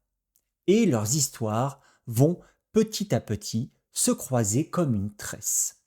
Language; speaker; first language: French; native; French